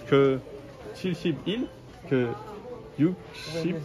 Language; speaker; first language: Korean; non-native, learner; French